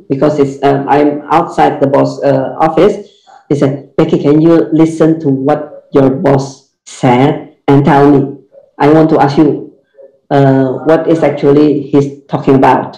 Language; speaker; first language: English; non-native, fluent; Indonesian